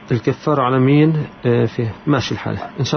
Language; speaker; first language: Arabic; native; Arabic